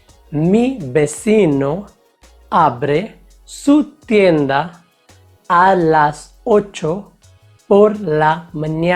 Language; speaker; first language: Spanish; non-native, fluent; Hindi